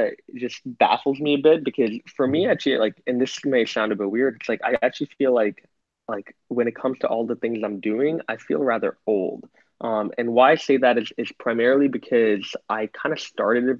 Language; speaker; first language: English; native; English